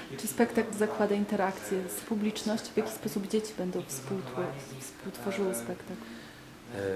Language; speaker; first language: Polish; native; Polish